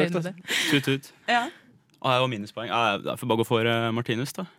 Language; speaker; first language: Norwegian; native; Norwegian